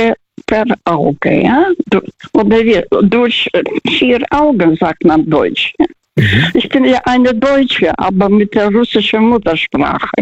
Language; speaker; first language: German; non-native, fluent; Russian